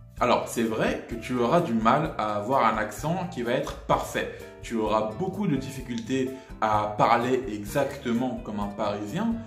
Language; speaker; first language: French; native; French